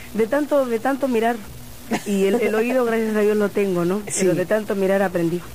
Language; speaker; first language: Spanish; native; Spanish